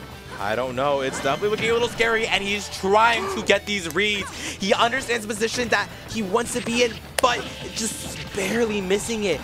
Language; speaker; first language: English; native; English